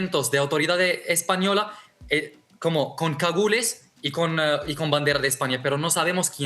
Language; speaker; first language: Spanish; non-native, fluent; Arabic